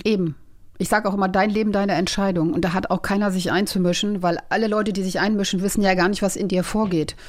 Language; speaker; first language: German; native; German